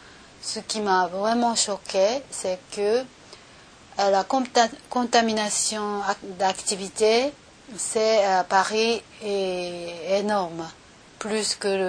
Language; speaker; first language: French; non-native, learner; Japanese